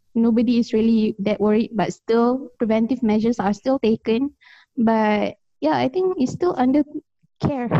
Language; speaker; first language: English; native; English